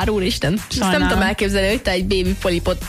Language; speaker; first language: Hungarian; native; Hungarian